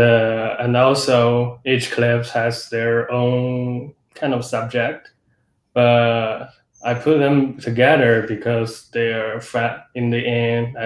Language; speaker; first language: English; non-native, fluent; Chinese